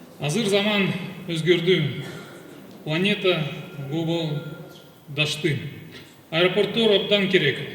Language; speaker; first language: Kyrgyz; non-native, local second language; Russian